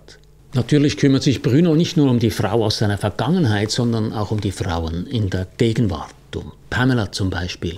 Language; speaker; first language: German; native; German